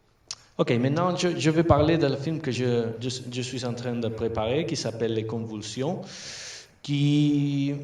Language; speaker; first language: French; non-native, fluent; Catalan